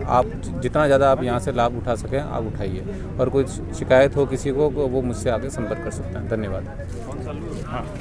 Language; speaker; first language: Hindi; native; Hindi